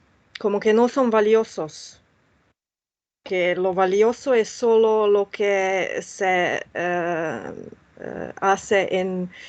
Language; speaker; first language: Spanish; non-native, fluent; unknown